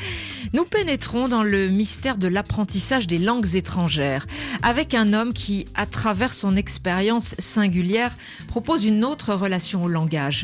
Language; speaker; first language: French; native; French